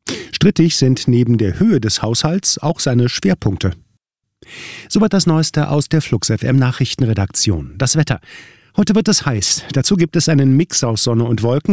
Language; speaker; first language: German; native; German